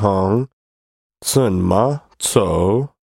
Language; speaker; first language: Chinese; non-native, learner; English